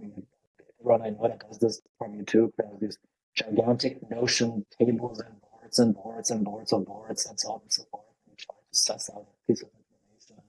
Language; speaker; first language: English; non-native, fluent; Lithuanian